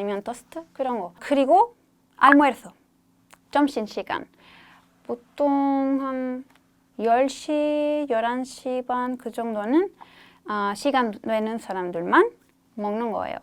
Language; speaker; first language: Korean; non-native, fluent; Spanish